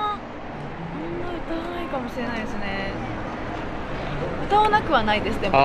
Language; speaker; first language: Japanese; native; Japanese